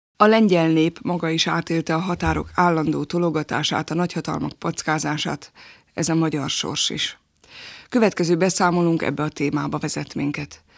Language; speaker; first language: Hungarian; native; Hungarian